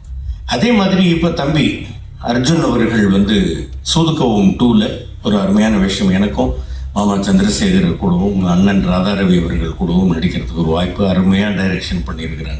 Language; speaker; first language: Tamil; native; Tamil